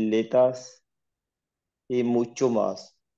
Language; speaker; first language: Spanish; non-native, learner; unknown